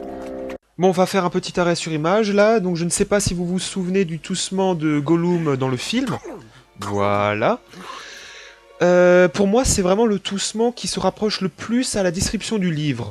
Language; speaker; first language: French; native; French